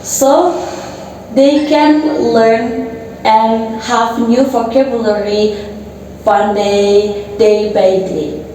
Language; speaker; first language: English; non-native, learner; Indonesian